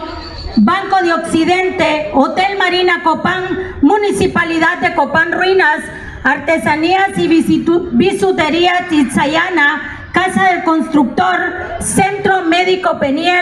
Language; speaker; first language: Spanish; native; Spanish